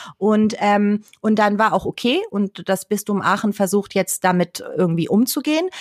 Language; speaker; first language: German; early bilingual, other home language; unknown